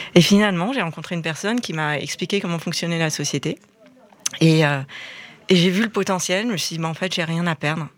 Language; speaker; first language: French; native; French